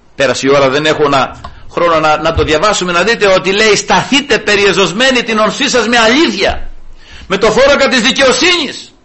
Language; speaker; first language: Greek; early bilingual, heritage; Greek